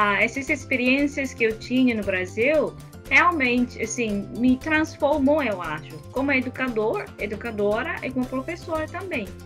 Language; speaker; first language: Portuguese; non-native, fluent; Japanese